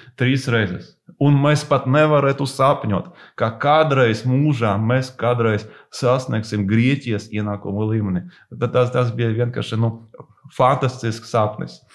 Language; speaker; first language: Latvian; non-native, local second language; Russian